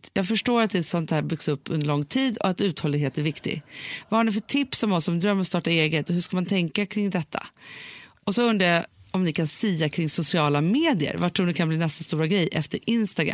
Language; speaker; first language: Swedish; native; Swedish